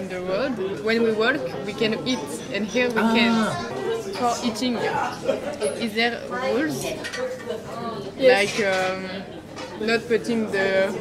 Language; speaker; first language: English; non-native, learner; French